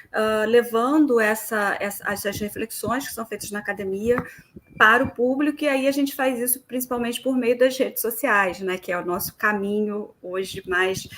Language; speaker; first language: Portuguese; native; Portuguese